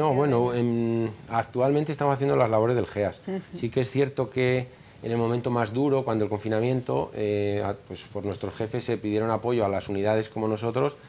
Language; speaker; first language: Spanish; native; Spanish